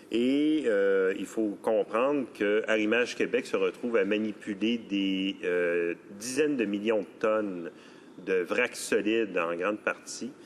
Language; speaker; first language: French; native; French